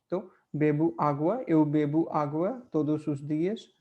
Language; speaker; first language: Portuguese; non-native, fluent; Hindi